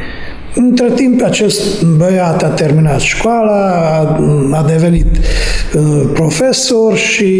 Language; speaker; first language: Romanian; non-native, fluent; Hungarian